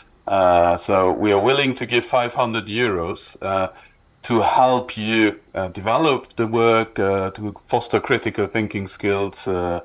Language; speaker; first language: English; non-native, fluent; Luxembourgish